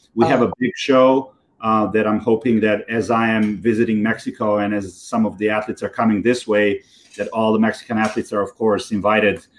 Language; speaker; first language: English; non-native, fluent; Serbian